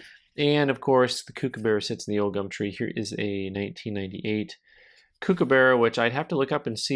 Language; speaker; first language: English; native; English